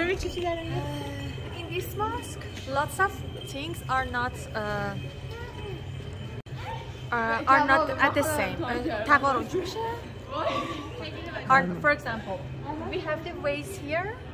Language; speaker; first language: English; non-native, fluent; Persian